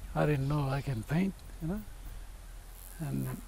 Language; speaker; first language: English; native; English